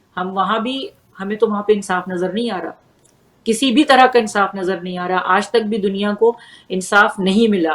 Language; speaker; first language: Urdu; native; Urdu